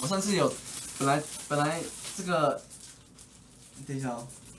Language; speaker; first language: Chinese; early bilingual, heritage; English